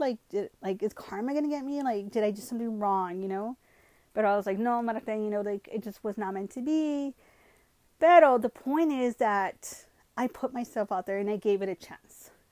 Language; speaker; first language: English; early bilingual, other home language; Spanish